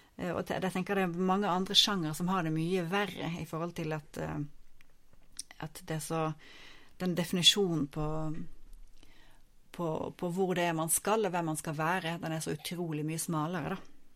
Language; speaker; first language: Norwegian; native; Norwegian